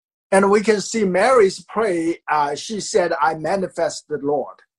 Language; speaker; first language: English; non-native, fluent; Chinese